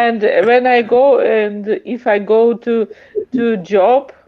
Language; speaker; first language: English; non-native, learner; Russian